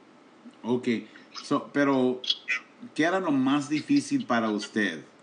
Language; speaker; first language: Spanish; early bilingual, heritage; Spanish